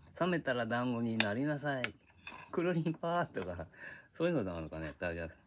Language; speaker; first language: Japanese; native; Japanese